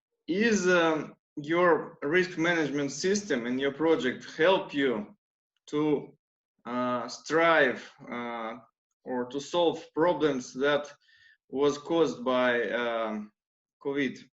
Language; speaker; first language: English; non-native, learner; Russian